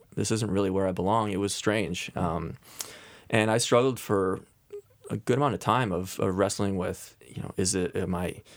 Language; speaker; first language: English; native; English